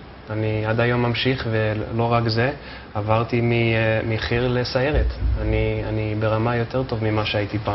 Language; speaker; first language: Hebrew; non-native, fluent; English